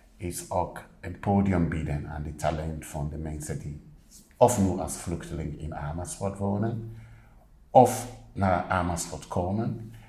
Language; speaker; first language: Dutch; non-native, fluent; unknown